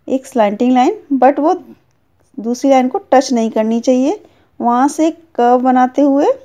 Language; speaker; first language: Hindi; native; Hindi